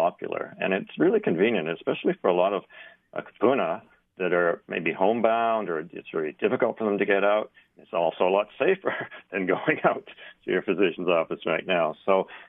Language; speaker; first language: English; native; English